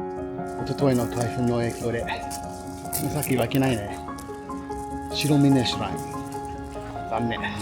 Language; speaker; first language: Japanese; non-native, fluent; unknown